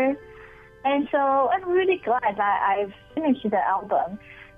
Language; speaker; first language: English; non-native, fluent; Chinese